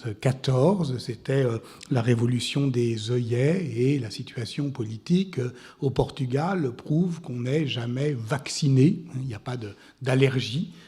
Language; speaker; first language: French; native; French